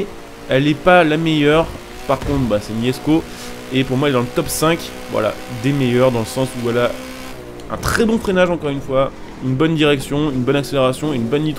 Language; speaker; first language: French; native; French